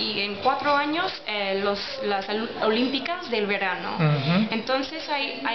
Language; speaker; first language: Spanish; non-native, learner; English